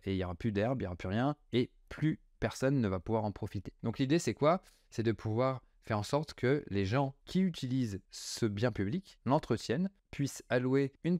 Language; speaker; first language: French; native; French